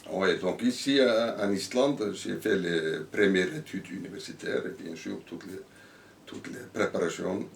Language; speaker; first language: French; non-native, fluent; Icelandic